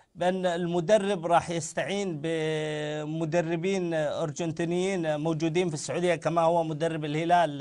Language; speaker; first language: Arabic; native; Arabic